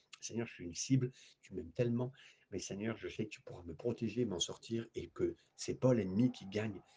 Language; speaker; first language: French; native; French